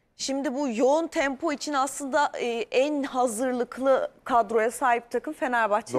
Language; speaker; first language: Turkish; native; Turkish